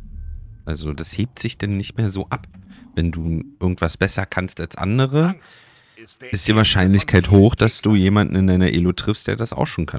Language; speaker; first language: German; native; German